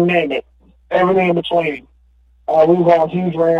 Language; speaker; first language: English; native; English